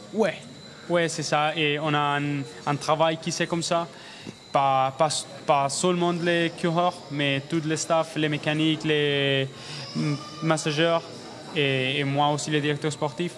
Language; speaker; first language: French; non-native, learner; Spanish